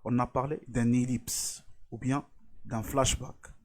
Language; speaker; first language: French; non-native, local second language; Arabic